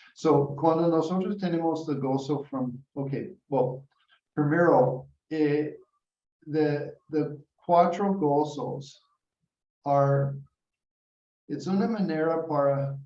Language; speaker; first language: Spanish; non-native, learner; English